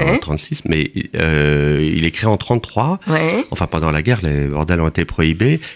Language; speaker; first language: French; native; French